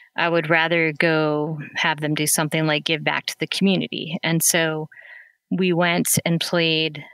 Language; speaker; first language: English; native; English